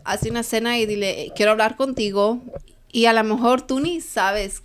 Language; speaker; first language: Spanish; early bilingual, other home language; English